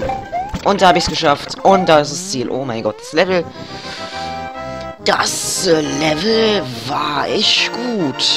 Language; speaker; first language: German; native; German